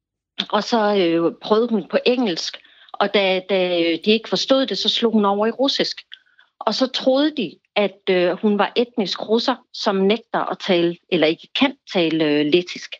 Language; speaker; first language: Danish; native; Danish